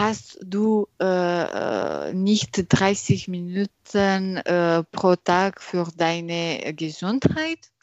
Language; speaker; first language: German; non-native, learner; French